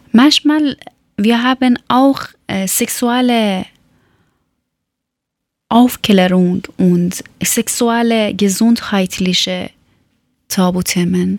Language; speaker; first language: German; non-native, learner; Persian